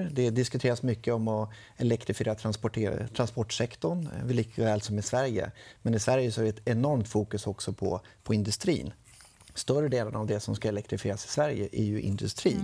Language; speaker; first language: Swedish; native; Swedish